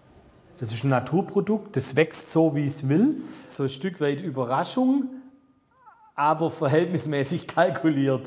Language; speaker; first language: German; native; German